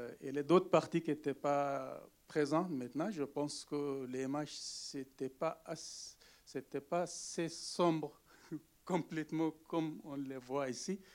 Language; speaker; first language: French; non-native, learner; Arabic